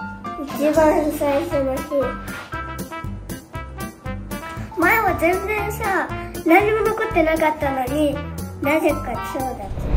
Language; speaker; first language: Japanese; early bilingual, heritage; Japanese